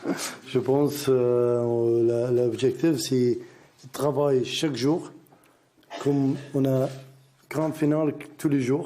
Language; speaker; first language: French; non-native, learner; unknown